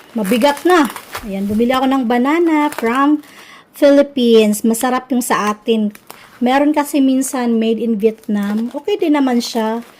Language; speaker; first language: Filipino; non-native, local second language; Cebuano